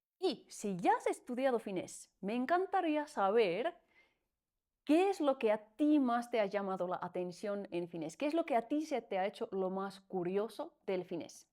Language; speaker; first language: Spanish; non-native, fluent; Finnish